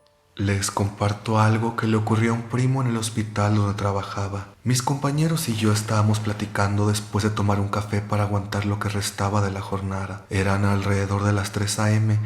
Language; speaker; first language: Spanish; native; Spanish